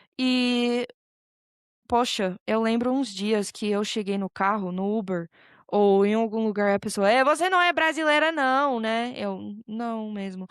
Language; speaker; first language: Portuguese; non-native, fluent; English